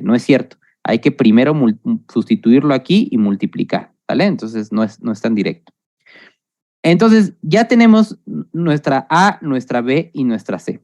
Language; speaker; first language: Spanish; native; Spanish